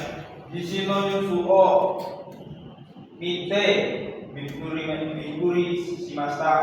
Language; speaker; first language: Japanese; non-native, learner; Indonesian